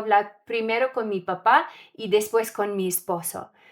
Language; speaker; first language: Spanish; non-native, learner; English